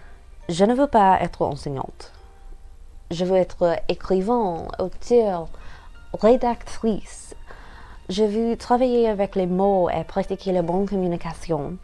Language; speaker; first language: French; non-native, learner; English